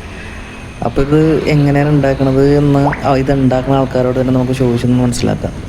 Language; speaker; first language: Malayalam; native; Malayalam